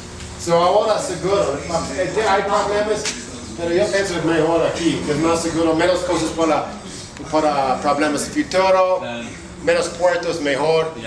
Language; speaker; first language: Spanish; non-native, learner; English